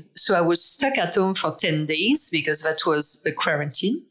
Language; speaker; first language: English; non-native, fluent; French